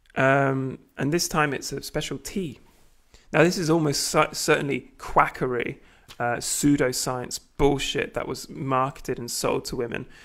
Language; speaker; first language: English; native; English